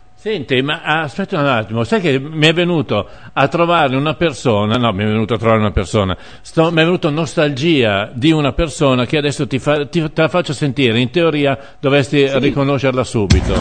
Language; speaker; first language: Italian; native; Italian